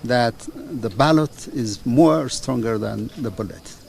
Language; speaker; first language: English; non-native, local second language; Amharic